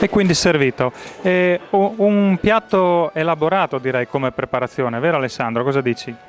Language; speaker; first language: Italian; native; Italian